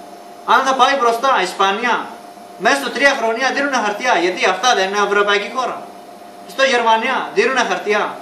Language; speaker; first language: Greek; non-native, learner; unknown